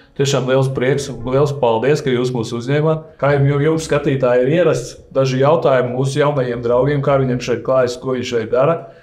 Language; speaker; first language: Latvian; native; Latvian